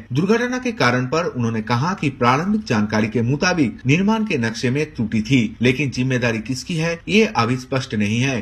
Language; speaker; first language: Hindi; non-native, local second language; Bangla